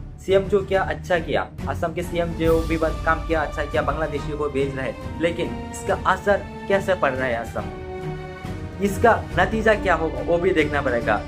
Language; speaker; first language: Hindi; non-native, local second language; Bangla